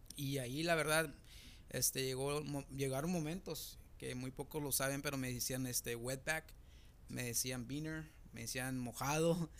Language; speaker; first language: Spanish; native; Spanish